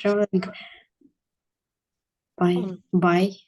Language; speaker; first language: English; non-native, learner; Russian